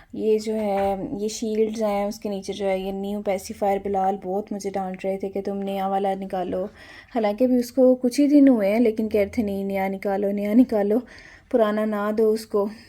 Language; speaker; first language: Urdu; non-native, local second language; Punjabi